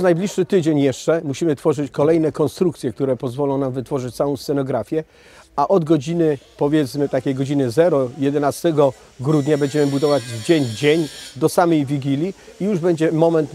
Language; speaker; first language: Polish; native; Polish